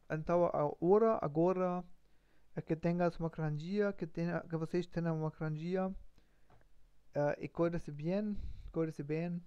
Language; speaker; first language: Portuguese; non-native, learner; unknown